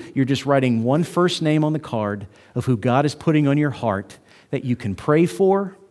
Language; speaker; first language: English; native; English